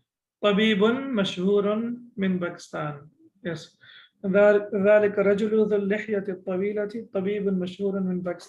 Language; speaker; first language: Arabic; non-native, fluent; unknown